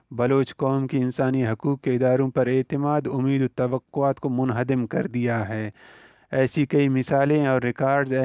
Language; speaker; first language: Urdu; non-native, local second language; Baluchi